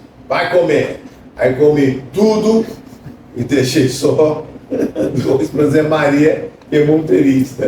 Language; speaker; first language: Portuguese; non-native, fluent; English